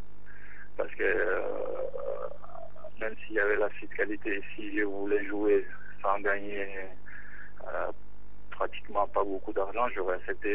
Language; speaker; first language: French; non-native, local second language; Bambara